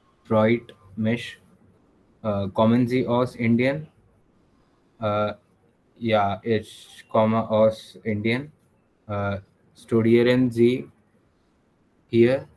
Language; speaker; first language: German; non-native, learner; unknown